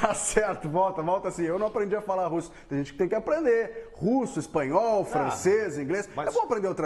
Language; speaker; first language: Portuguese; native; Portuguese